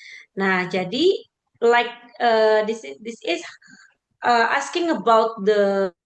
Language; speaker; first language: English; non-native, fluent; Indonesian